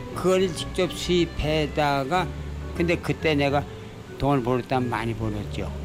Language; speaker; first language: Korean; native; Korean